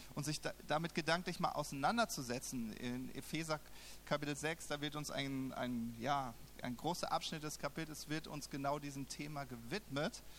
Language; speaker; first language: German; native; German